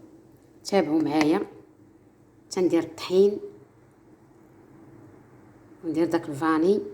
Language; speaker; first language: Arabic; native; Arabic